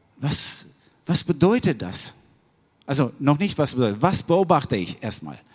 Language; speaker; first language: German; non-native, fluent; Albanian